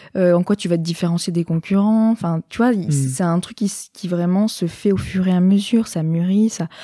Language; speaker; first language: French; native; French